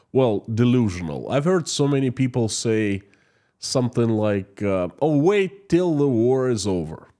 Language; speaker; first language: English; non-native, fluent; Russian